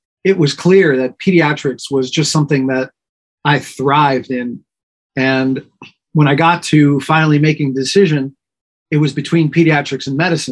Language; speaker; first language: English; native; English